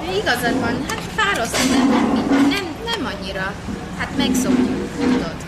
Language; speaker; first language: Hungarian; early bilingual, heritage; Hungarian